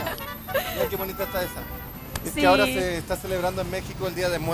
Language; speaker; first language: Spanish; native; Spanish